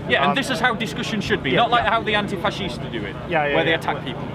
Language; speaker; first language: English; native; English